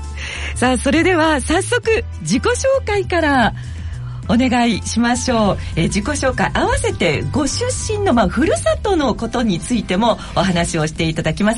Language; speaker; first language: Japanese; native; Japanese